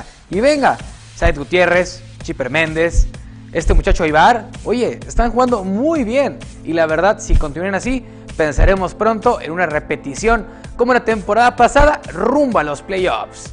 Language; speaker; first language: Spanish; native; Spanish